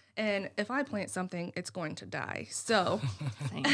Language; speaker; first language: English; native; English